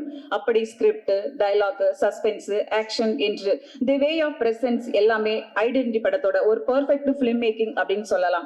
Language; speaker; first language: Tamil; native; Tamil